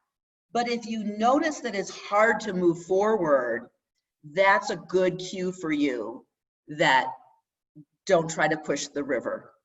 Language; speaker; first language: English; native; English